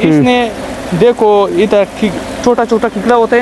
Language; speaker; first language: Hindi; non-native, fluent; Pashto